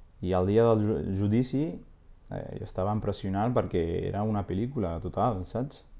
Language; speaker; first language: Catalan; non-native, fluent; Arabic